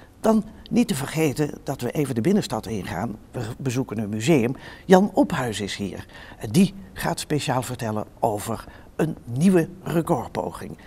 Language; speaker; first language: Dutch; native; Dutch